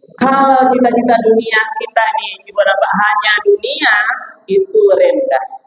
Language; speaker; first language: Indonesian; non-native, local second language; Minangkabau